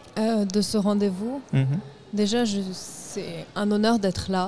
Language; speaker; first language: French; non-native, local second language; Arabic